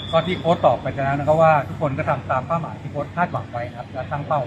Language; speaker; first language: Thai; native; Thai